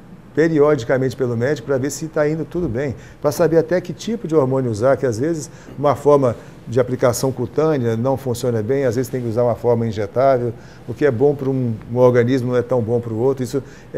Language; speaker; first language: Portuguese; native; Portuguese